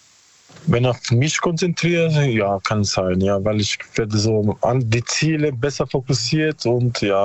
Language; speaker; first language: German; non-native, learner; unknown